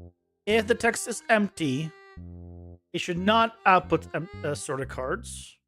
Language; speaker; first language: English; native; English